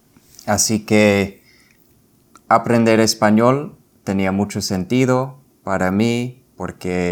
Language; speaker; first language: Spanish; non-native, fluent; English